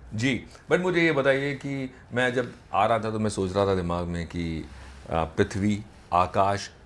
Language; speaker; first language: Hindi; native; Hindi